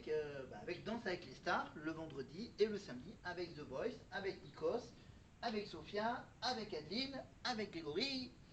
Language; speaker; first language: French; native; French